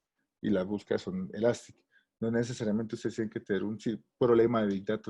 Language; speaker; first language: Spanish; native; Spanish